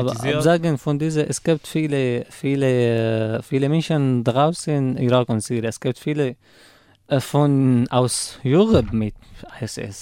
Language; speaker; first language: German; non-native, learner; Arabic